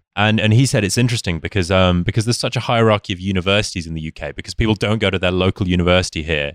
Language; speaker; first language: English; native; English